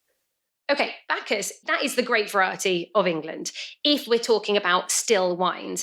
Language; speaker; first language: English; native; English